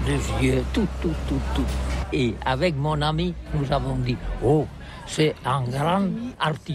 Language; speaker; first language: French; non-native, learner; Catalan